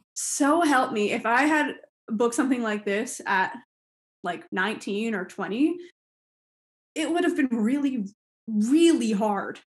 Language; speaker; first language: English; native; English